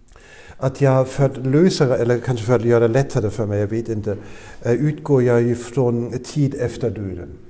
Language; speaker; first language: Swedish; non-native, fluent; German